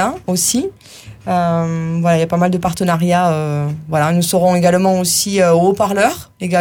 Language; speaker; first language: French; native; French